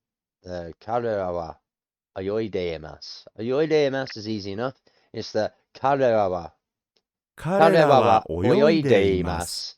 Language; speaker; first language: Japanese; non-native, learner; English